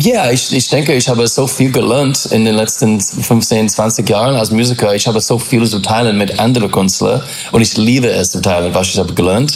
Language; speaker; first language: German; non-native, learner; English